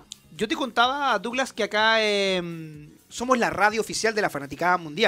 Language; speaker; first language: Spanish; native; Spanish